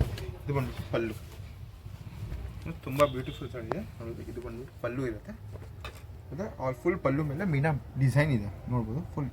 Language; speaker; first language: Kannada; non-native, local second language; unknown